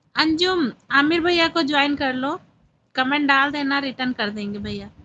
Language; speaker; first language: Hindi; native; Hindi